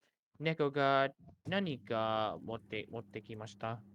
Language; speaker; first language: Japanese; non-native, learner; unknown